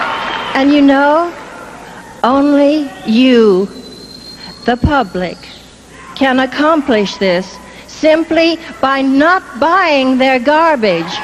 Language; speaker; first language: English; native; English